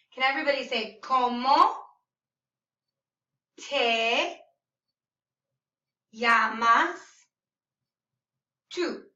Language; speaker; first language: Spanish; non-native, learner; English